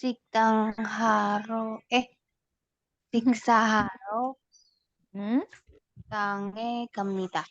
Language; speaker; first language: Korean; non-native, learner; Indonesian